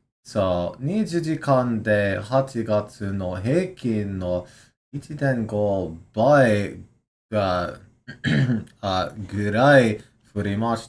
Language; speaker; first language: Japanese; non-native, learner; English